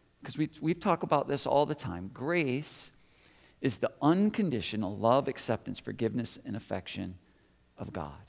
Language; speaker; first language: English; native; English